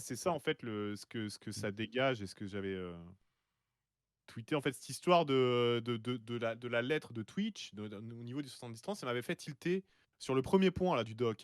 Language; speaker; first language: French; native; French